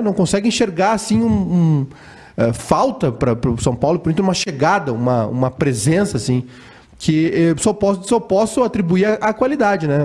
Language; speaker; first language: Portuguese; native; Portuguese